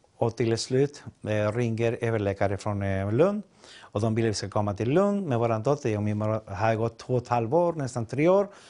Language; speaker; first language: Swedish; non-native, fluent; Spanish